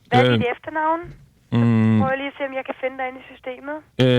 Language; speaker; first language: Danish; native; Danish